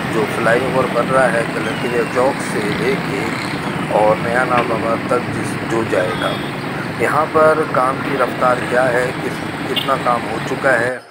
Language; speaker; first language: Urdu; native; Urdu